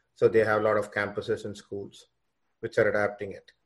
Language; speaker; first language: English; non-native, local second language; Tamil